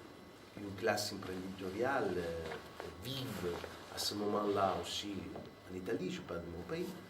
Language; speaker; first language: French; non-native, fluent; Italian